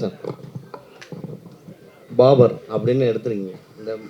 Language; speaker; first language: Tamil; native; Tamil